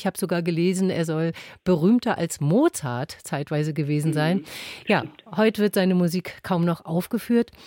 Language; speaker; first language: German; native; German